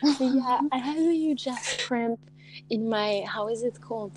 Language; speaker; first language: English; non-native, fluent; French